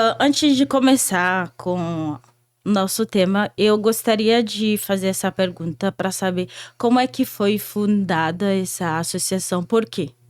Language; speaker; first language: Portuguese; non-native, fluent; Haitian Creole